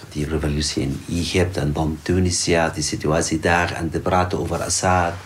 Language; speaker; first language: Dutch; non-native, learner; Arabic